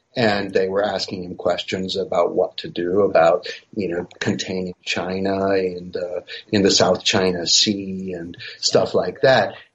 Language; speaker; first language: English; native; English